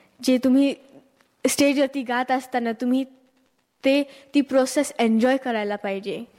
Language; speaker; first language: Marathi; early bilingual, heritage; Marathi